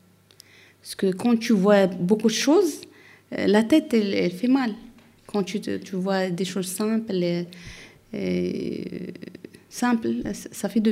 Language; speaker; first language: French; non-native, learner; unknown